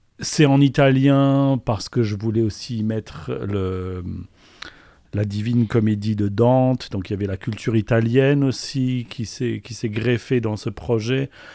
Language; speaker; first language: French; non-native, local second language; Polish